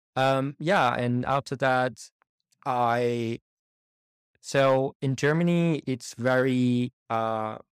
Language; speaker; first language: English; non-native, fluent; Chinese